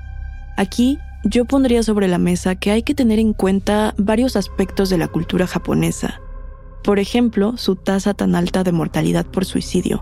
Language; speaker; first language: Spanish; native; Spanish